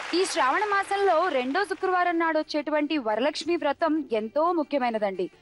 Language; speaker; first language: Telugu; native; Telugu